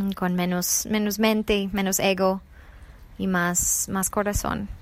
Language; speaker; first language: Spanish; non-native, fluent; English